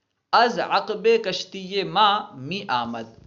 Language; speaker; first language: Persian; non-native, fluent; Urdu